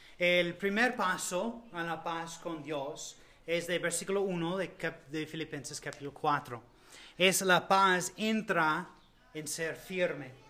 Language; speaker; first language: Spanish; non-native, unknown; English